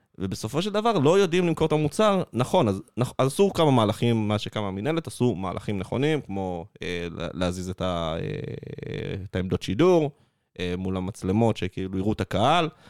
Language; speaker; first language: Hebrew; native; Hebrew